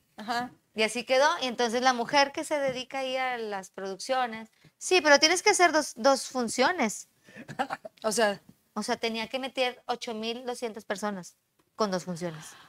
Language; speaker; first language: Spanish; native; Spanish